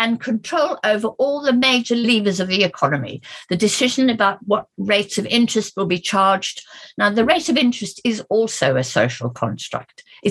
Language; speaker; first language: English; native; English